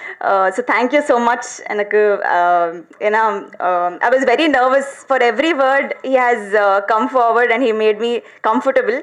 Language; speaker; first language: Tamil; non-native, learner; Telugu